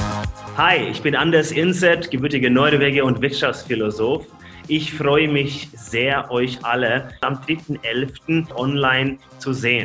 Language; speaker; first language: German; non-native, fluent; Norwegian